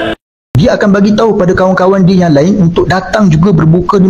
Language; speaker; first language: Malay; native; Malay